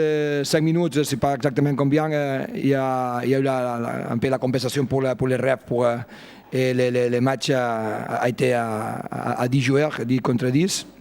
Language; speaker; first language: French; non-native, fluent; Spanish